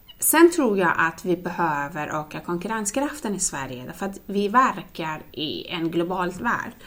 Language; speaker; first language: Swedish; non-native, fluent; Persian